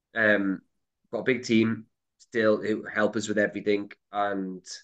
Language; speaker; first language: English; native; English